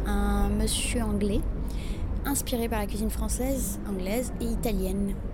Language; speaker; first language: French; non-native, local second language; Arabic